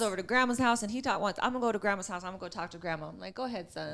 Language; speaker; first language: English; native; English